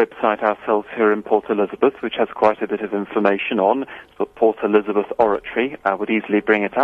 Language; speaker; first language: English; native; English